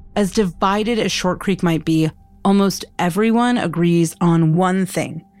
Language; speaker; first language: English; native; English